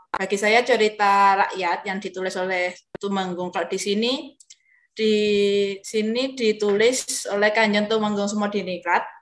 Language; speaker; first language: Indonesian; non-native, local second language; Javanese